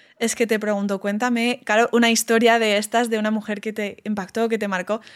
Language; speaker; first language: Spanish; non-native, fluent; English